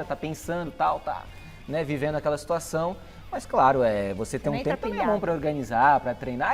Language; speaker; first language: Portuguese; native; Portuguese